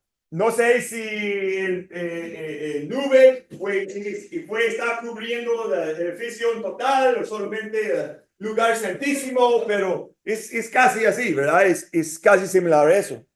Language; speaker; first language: Spanish; non-native, fluent; English